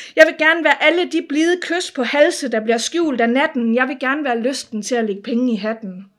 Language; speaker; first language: Danish; native; Danish